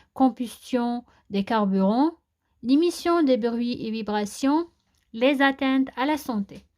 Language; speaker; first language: French; non-native, local second language; Arabic